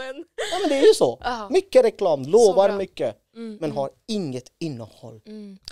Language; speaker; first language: Swedish; non-native, fluent; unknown